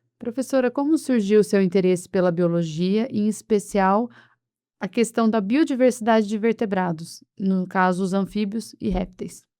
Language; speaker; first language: Portuguese; native; Portuguese